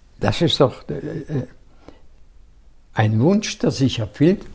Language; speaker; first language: German; non-native, fluent; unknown